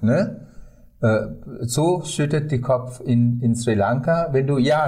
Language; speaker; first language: German; non-native, fluent; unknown